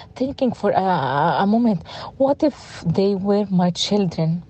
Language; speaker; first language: English; non-native, fluent; Arabic